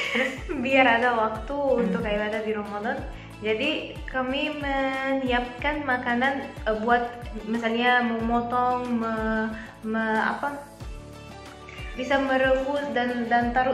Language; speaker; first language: Indonesian; non-native, fluent; Arabic